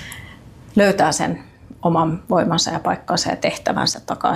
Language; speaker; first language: Finnish; native; Finnish